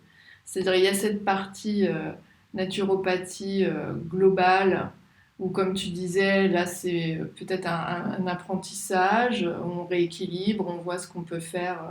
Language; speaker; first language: French; native; French